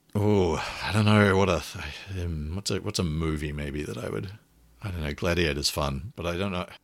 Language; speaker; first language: English; native; English